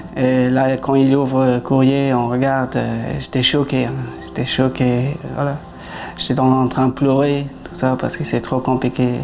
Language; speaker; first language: French; non-native, learner; Persian